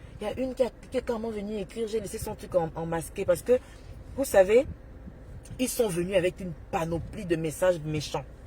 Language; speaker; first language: French; native; French